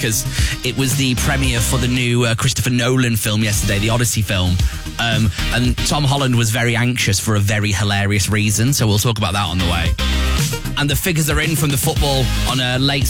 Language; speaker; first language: English; native; English